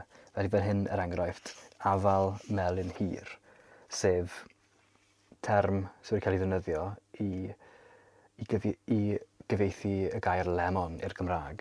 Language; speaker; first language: Welsh; native; Welsh